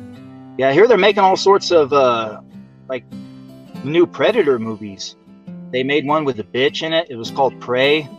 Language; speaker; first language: English; native; English